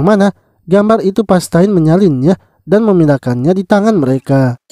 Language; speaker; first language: Indonesian; native; Indonesian